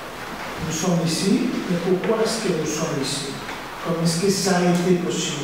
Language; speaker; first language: French; non-native, fluent; Spanish